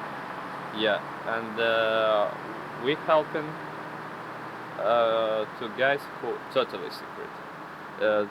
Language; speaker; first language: English; non-native, learner; Ukrainian